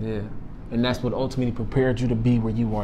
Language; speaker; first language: English; native; English